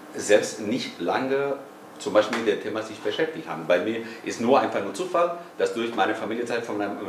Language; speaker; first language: German; non-native, fluent; Spanish